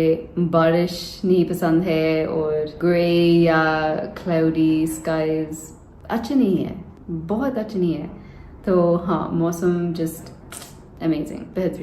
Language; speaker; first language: Hindi; non-native, learner; English